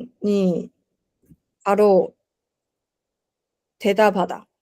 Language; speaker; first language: Korean; non-native, learner; Chinese